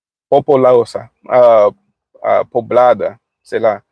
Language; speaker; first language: Portuguese; non-native, fluent; English